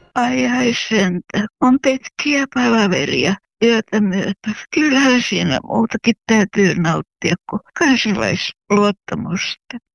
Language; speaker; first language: Finnish; native; Finnish